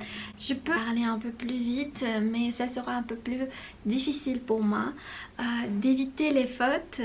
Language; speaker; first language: French; non-native, fluent; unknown